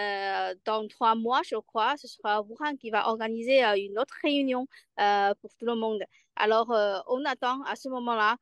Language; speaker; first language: French; non-native, fluent; Chinese